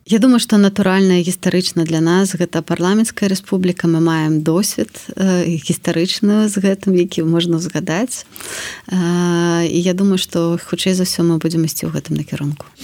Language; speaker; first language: Belarusian; native; Belarusian